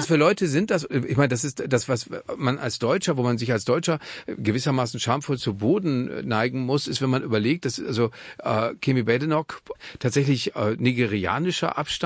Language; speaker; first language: German; native; German